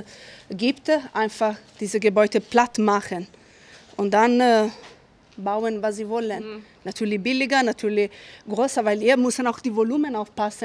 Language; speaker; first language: German; non-native, fluent; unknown